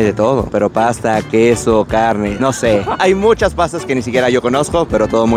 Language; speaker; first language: Spanish; native; Spanish